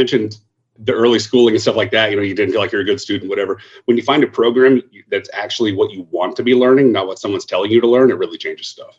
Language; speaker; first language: English; native; English